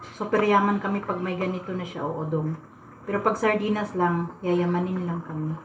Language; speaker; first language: Filipino; non-native, local second language; Cebuano